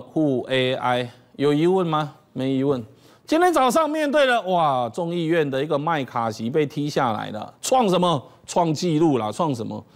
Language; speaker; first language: Chinese; native; Chinese